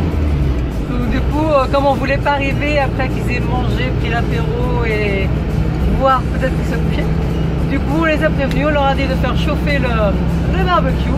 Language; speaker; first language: French; native; French